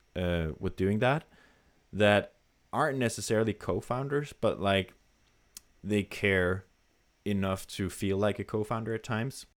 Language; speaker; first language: English; non-native, fluent; Danish